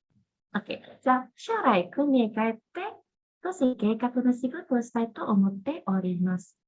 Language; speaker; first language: Japanese; non-native, fluent; Indonesian